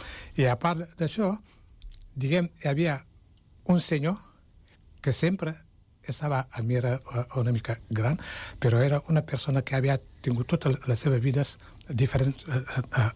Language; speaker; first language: Catalan; non-native, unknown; Wolof